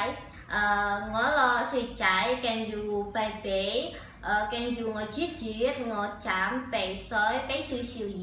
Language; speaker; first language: Cantonese; non-native, learner; Indonesian